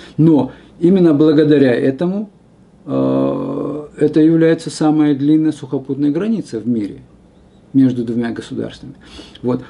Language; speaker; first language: Russian; non-native, local second language; Kazakh